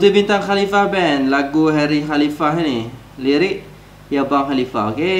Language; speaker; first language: Indonesian; native; Indonesian